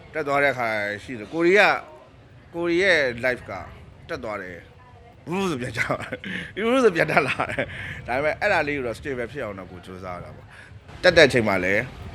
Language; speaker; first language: Burmese; non-native, local second language; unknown